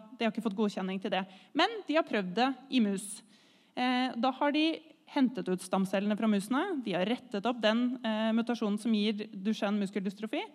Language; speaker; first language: Norwegian; native; Norwegian